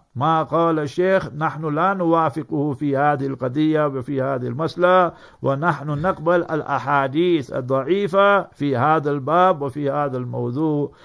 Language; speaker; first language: Arabic; non-native, fluent; English